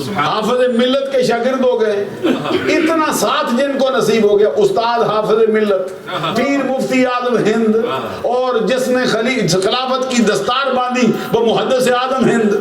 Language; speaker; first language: Urdu; non-native, local second language; Punjabi